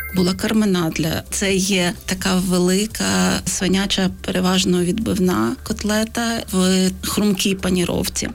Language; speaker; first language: Ukrainian; native; Ukrainian